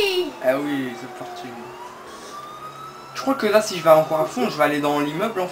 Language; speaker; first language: French; native; French